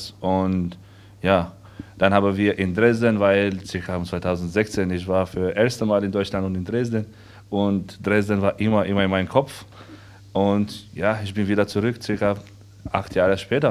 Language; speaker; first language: German; non-native, learner; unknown